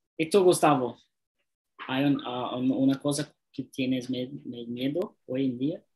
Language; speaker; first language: Spanish; non-native, learner; Portuguese